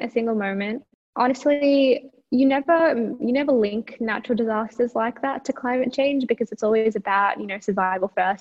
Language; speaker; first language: English; early bilingual, other home language; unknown